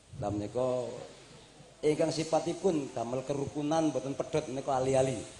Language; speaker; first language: Javanese; native; Javanese